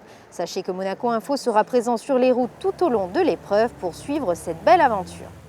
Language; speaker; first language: French; native; French